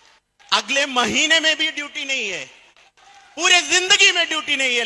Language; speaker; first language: Hindi; non-native, fluent; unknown